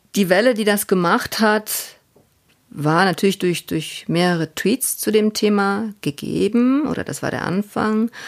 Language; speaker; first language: German; native; German